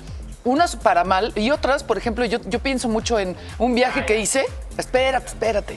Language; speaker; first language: Spanish; native; Spanish